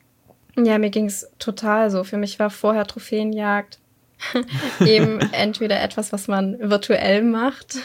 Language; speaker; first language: German; native; German